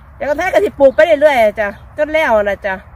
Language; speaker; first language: Thai; native; Thai